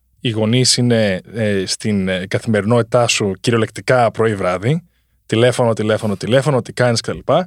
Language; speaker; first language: Greek; early bilingual, heritage; Greek